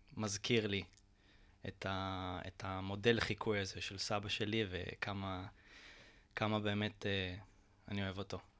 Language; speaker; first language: Hebrew; native; Hebrew